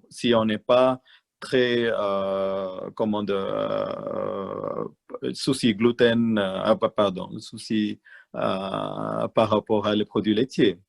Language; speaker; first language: French; non-native, learner; Malayalam